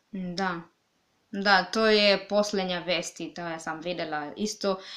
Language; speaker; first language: Serbian; non-native, learner; Swahili